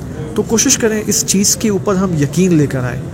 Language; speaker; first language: Urdu; native; Urdu